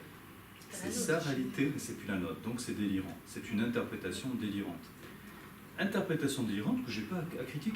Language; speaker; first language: French; native; French